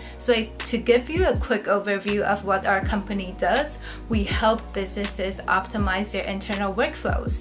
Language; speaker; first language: English; non-native, fluent; Chinese